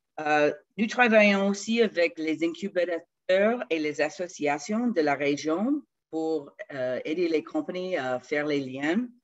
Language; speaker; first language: French; non-native, fluent; English